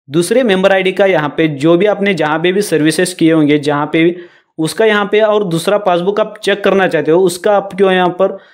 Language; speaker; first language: Hindi; non-native, local second language; Marathi